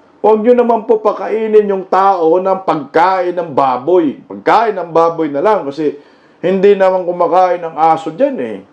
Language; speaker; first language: Filipino; non-native, local second language; Cebuano